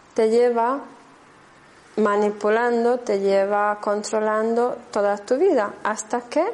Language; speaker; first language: Spanish; non-native, fluent; German